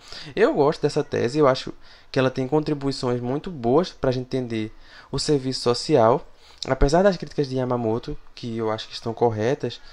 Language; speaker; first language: Portuguese; native; Portuguese